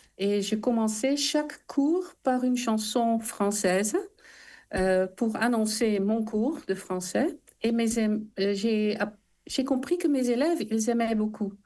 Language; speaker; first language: French; non-native, fluent; Dutch